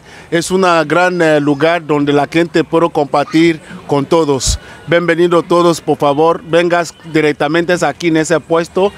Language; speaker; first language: Spanish; non-native, local second language; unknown